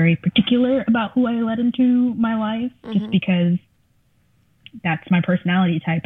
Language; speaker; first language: English; early bilingual, other home language; Spanish